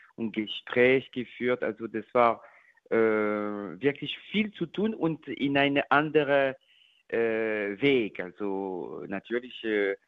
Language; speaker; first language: German; non-native, learner; French